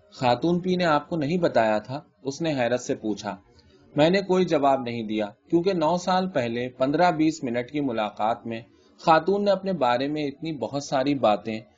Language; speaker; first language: Urdu; native; Urdu